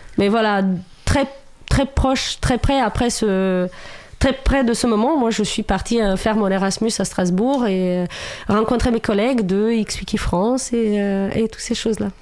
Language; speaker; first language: French; non-native, fluent; Romanian